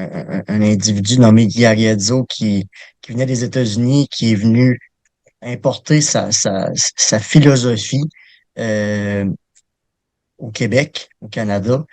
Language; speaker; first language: French; native; French